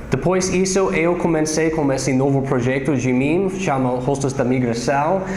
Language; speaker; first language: Portuguese; non-native, learner; English